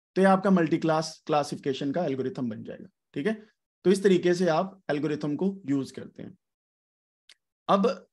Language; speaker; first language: Urdu; non-native, local second language; Punjabi